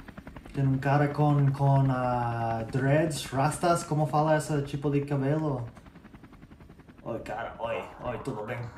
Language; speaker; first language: Portuguese; non-native, learner; English